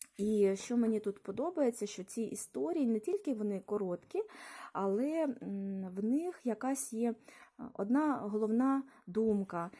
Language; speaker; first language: Ukrainian; non-native, local second language; Russian